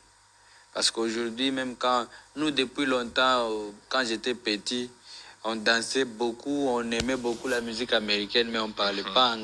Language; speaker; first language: French; non-native, local second language; Swahili